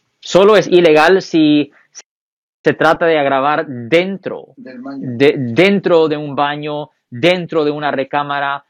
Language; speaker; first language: Spanish; early bilingual, heritage; Spanish